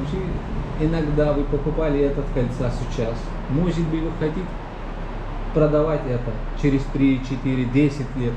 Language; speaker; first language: Russian; non-native, learner; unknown